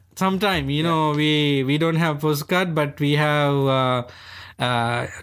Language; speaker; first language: English; non-native, local second language; Sinhala